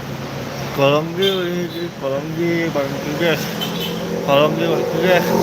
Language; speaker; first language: Indonesian; non-native, local second language; Balinese